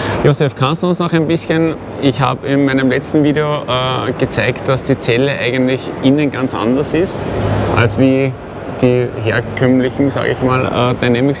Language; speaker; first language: German; native; German